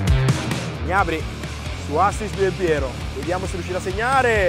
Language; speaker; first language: Italian; native; Italian